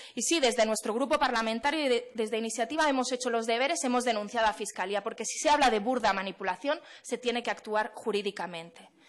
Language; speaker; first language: Spanish; non-native, local second language; Catalan